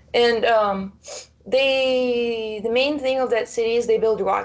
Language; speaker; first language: English; non-native, fluent; Russian